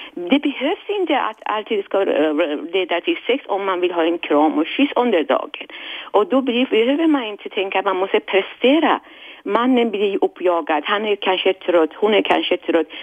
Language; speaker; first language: Swedish; non-native, fluent; Persian